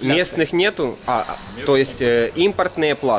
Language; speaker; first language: Russian; native; Russian